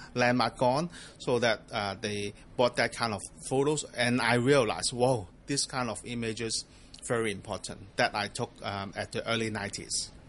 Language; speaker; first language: English; non-native, local second language; Cantonese